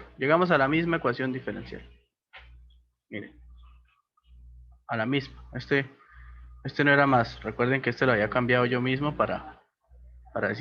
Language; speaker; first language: Spanish; native; Spanish